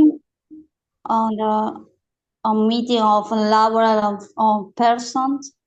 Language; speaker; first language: English; non-native, learner; Spanish